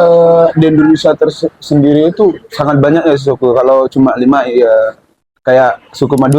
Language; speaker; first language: Indonesian; non-native, local second language; Madurese